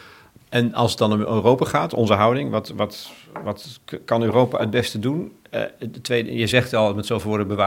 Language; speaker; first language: Dutch; native; Dutch